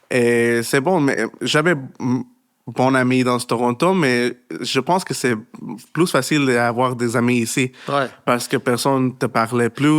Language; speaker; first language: French; non-native, learner; Spanish